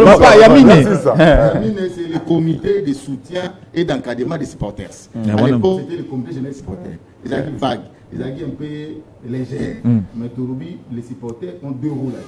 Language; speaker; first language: French; non-native, local second language; Lingala